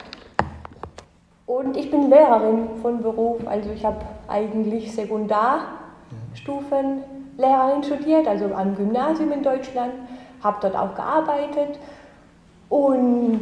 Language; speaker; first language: German; native; German